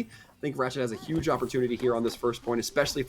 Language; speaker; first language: English; native; English